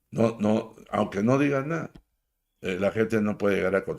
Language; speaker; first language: Spanish; native; Spanish